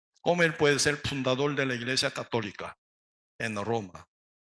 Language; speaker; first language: Spanish; non-native, learner; Korean